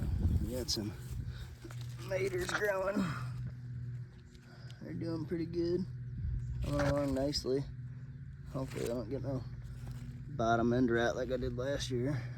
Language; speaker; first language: English; native; English